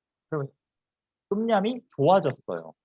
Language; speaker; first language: Indonesian; non-native, fluent; Korean